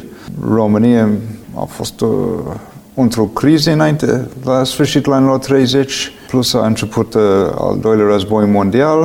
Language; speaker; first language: Romanian; non-native, fluent; English